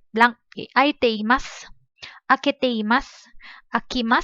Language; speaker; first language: Japanese; non-native, fluent; Filipino